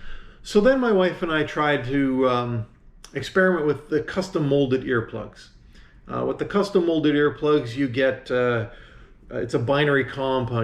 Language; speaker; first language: English; native; English